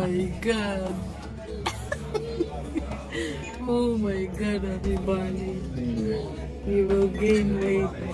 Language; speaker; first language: English; non-native, local second language; Filipino